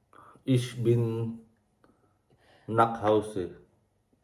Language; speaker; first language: German; non-native, learner; Filipino